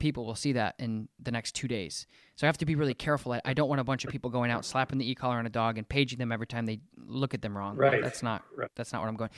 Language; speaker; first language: English; native; English